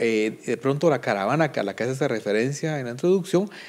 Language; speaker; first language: Spanish; native; Spanish